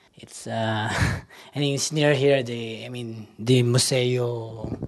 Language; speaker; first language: English; non-native, local second language; Filipino